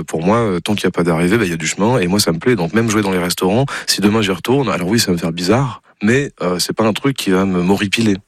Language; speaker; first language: French; native; French